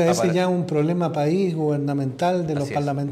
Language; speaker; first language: Spanish; native; Spanish